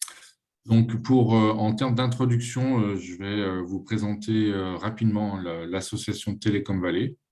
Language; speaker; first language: French; native; French